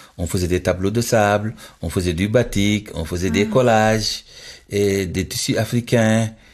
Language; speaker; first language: French; non-native, local second language; Wolof